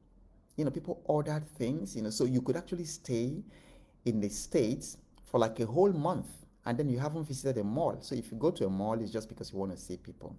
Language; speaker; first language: English; non-native, local second language; Igbo